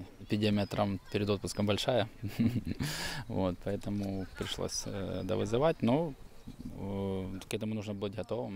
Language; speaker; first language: Russian; native; Russian